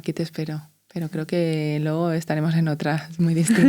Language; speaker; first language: Spanish; native; Spanish